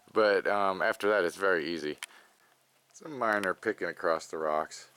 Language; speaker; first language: English; native; English